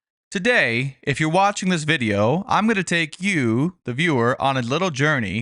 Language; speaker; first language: English; native; English